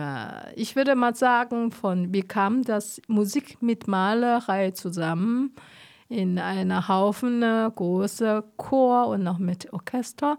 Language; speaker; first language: German; non-native, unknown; Chinese